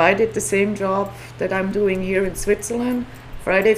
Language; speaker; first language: English; non-native, fluent; Swiss German